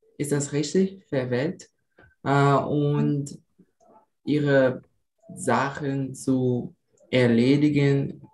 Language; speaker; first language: German; non-native, learner; Portuguese